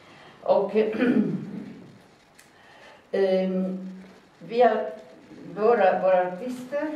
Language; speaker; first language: Swedish; non-native, fluent; Italian